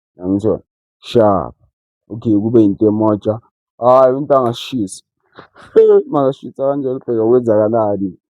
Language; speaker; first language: Zulu; non-native, local second language; Xhosa